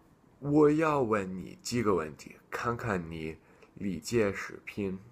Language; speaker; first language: Chinese; non-native, learner; English